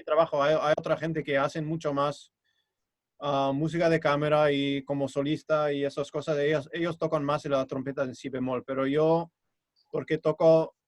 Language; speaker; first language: Spanish; non-native, fluent; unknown